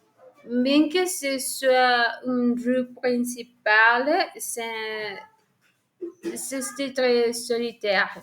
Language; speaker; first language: French; non-native, learner; Spanish